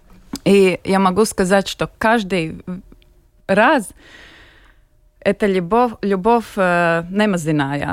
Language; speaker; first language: Russian; non-native, local second language; Latvian